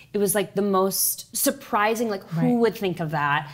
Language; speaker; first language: English; native; English